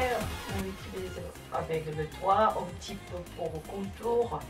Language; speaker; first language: French; non-native, learner; Japanese